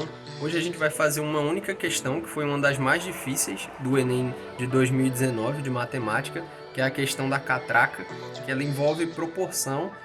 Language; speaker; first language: Portuguese; native; Portuguese